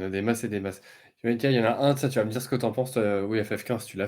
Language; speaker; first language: French; native; French